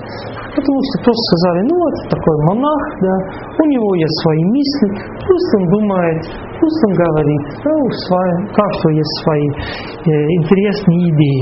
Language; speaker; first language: Russian; non-native, fluent; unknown